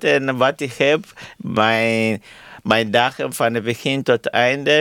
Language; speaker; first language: Dutch; non-native, learner; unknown